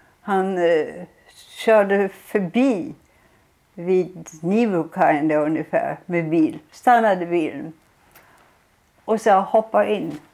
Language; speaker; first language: Swedish; non-native, fluent; German